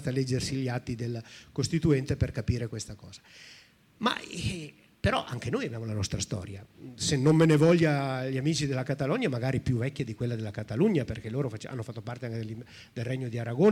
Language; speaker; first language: Italian; native; Italian